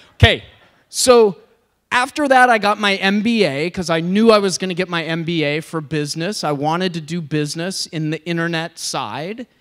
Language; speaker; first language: English; native; English